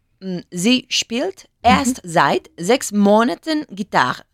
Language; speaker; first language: German; non-native, learner; Spanish